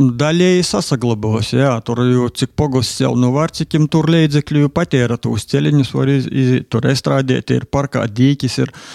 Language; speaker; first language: Latvian; native; Latvian